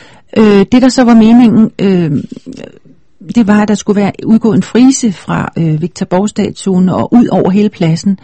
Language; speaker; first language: Danish; native; Danish